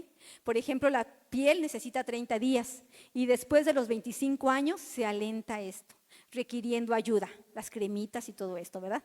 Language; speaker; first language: Spanish; native; Spanish